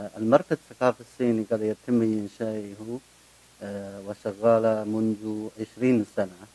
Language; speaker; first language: Egyptian Arabic; non-native, fluent; Chinese